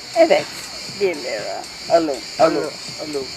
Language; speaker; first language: Turkish; non-native, learner; English